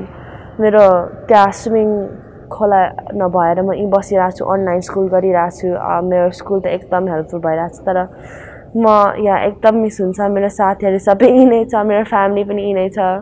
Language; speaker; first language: Nepali; early bilingual, heritage; Nepali